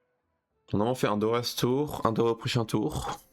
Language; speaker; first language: French; native; French